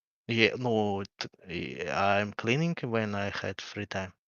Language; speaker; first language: English; non-native, learner; Russian